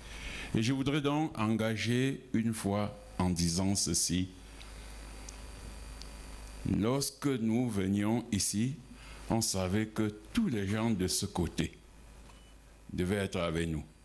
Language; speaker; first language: French; non-native, local second language; Ghomala